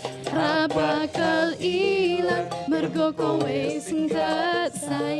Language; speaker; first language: Indonesian; non-native, fluent; English